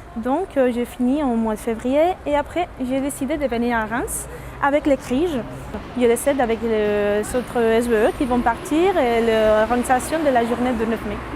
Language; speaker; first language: French; non-native, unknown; Spanish